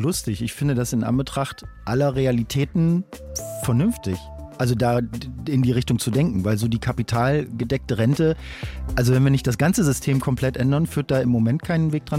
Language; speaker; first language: German; native; German